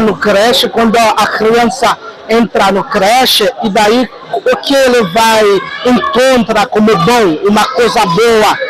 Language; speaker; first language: Portuguese; non-native, local second language; Haitian Creole